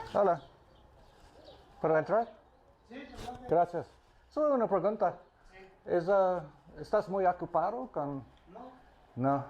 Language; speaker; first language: Spanish; non-native, learner; English